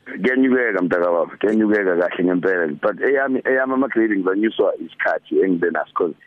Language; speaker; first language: Zulu; native; Zulu